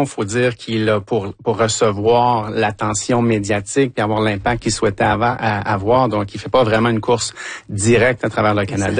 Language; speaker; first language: French; native; French